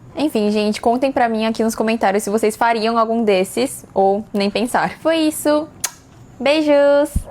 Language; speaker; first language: Portuguese; native; Portuguese